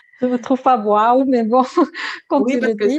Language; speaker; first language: French; non-native, learner; Dutch